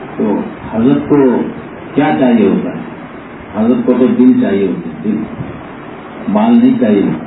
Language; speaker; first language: Urdu; native; Urdu